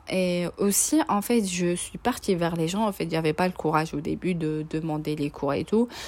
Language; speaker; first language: French; non-native, local second language; Arabic